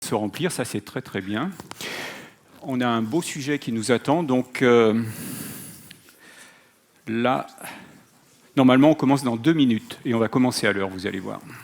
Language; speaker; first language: French; native; French